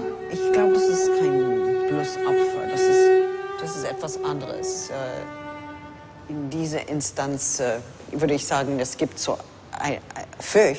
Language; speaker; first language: German; non-native, fluent; English